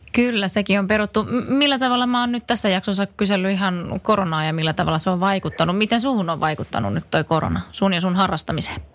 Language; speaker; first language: Finnish; native; Finnish